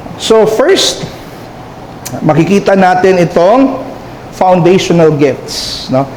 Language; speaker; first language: Filipino; non-native, local second language; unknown